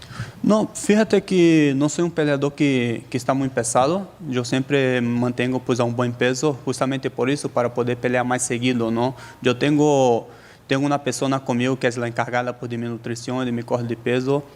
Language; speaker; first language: Spanish; native; Spanish